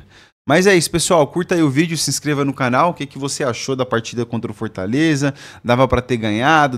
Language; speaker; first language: Portuguese; native; Portuguese